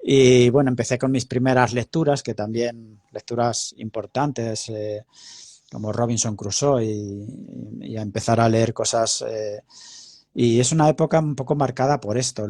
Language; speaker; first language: Spanish; native; Spanish